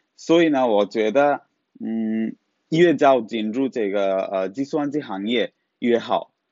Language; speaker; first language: Chinese; non-native, fluent; Bangla